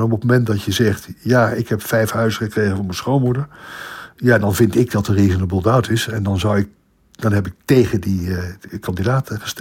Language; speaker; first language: Dutch; native; Dutch